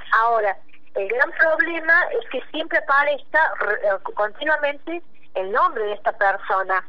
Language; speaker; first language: Spanish; native; Spanish